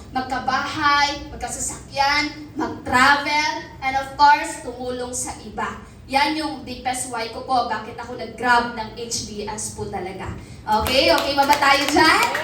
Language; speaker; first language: Filipino; non-native, local second language; Cebuano